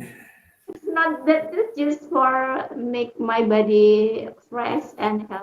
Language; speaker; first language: English; non-native, learner; Indonesian